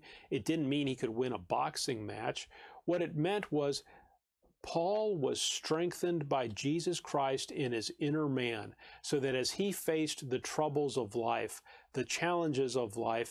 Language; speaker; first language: English; native; English